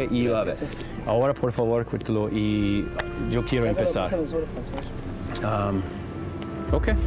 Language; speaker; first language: Spanish; non-native, learner; English